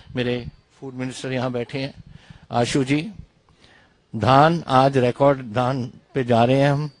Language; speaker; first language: Hindi; non-native, local second language; Punjabi